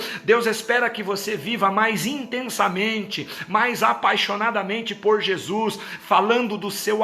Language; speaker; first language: Portuguese; native; Portuguese